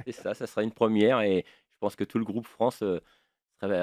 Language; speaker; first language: French; native; French